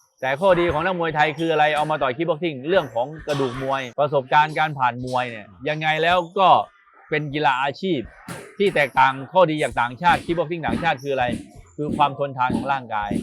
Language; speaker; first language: Thai; native; Thai